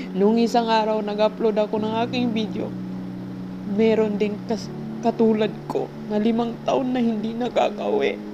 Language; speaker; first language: Filipino; non-native, local second language; Cebuano